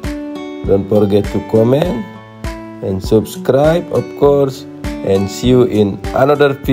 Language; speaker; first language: English; non-native, fluent; Indonesian